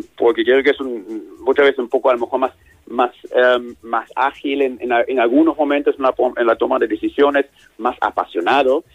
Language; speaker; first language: Spanish; non-native, fluent; German